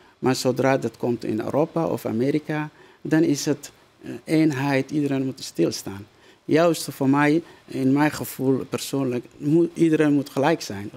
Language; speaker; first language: Dutch; non-native, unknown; Somali